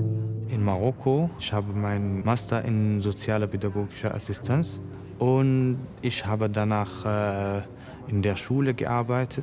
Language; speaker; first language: German; non-native, learner; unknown